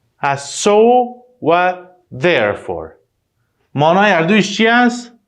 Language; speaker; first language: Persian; native; Persian